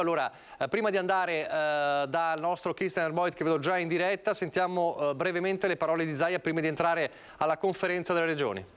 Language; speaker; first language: Italian; native; Italian